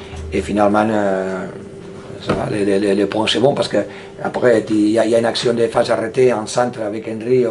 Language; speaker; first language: French; non-native, fluent; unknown